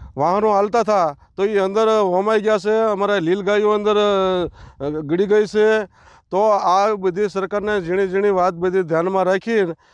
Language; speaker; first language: Gujarati; native; Gujarati